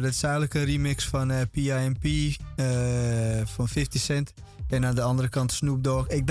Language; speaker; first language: Dutch; native; Dutch